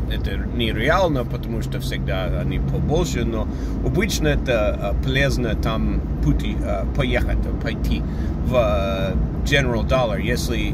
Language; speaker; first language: Russian; non-native, fluent; English